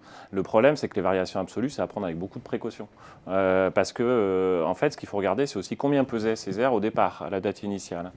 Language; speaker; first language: French; native; French